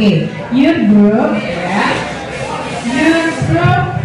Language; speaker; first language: English; non-native, learner; Indonesian